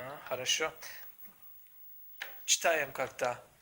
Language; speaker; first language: Russian; non-native, learner; Turkish